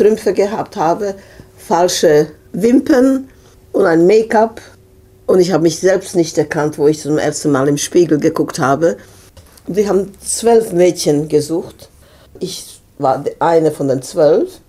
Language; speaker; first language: German; non-native, fluent; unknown